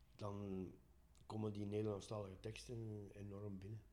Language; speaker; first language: Dutch; native; Dutch